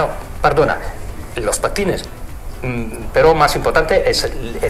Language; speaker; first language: Spanish; non-native, fluent; Italian